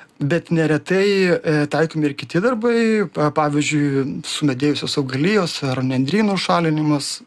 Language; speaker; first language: Lithuanian; native; Lithuanian